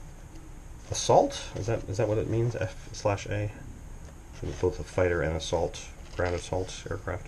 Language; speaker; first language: English; native; English